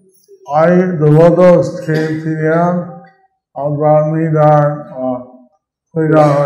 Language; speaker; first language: Spanish; non-native, learner; English